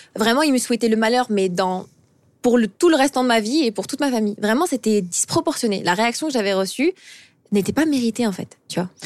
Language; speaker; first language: French; early bilingual, other home language; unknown